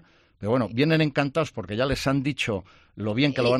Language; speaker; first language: Spanish; native; Spanish